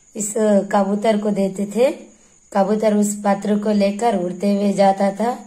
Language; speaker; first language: Hindi; non-native, local second language; Telugu